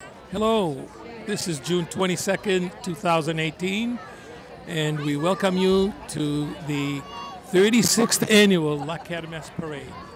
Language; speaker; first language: English; early bilingual, other home language; French